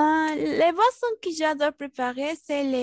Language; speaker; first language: French; non-native, learner; Spanish